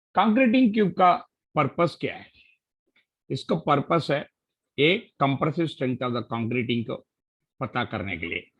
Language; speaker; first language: Hindi; non-native, local second language; Marathi